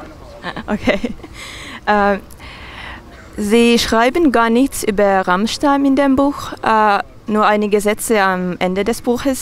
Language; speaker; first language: German; non-native, fluent; Finnish